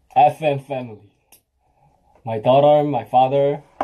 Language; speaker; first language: English; non-native, learner; Chinese